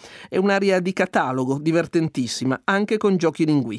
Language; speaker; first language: Italian; native; Italian